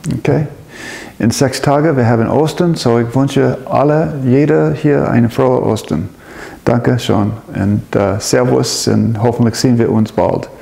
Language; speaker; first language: German; non-native, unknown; English